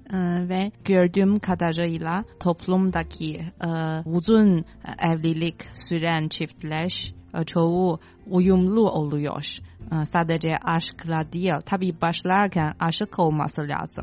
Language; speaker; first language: Turkish; non-native, fluent; Chinese